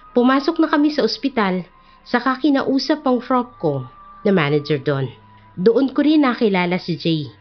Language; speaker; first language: Filipino; native; Filipino